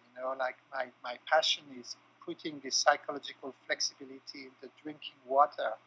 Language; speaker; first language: English; non-native, fluent; French